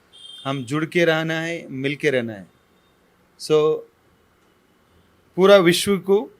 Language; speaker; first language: Hindi; non-native, local second language; Tamil